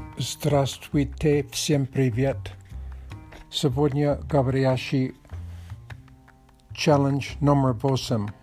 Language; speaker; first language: Russian; non-native, learner; English